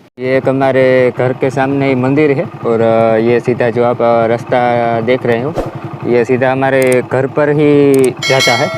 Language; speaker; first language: Hindi; non-native, local second language; Gujarati